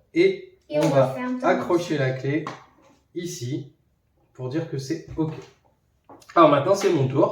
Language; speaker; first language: French; native; French